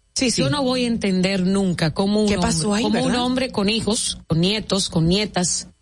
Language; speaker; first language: Spanish; native; Spanish